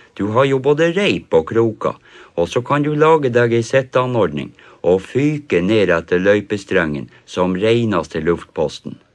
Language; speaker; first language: Norwegian; native; Norwegian